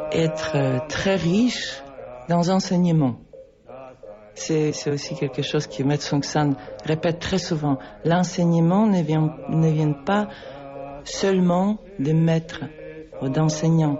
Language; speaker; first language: French; non-native, fluent; Polish